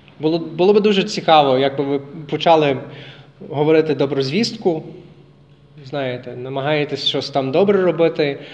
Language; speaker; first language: Ukrainian; non-native, fluent; English